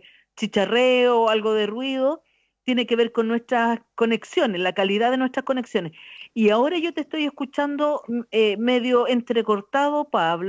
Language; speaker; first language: Spanish; native; Spanish